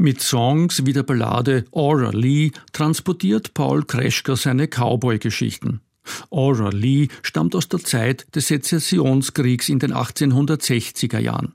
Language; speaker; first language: German; native; German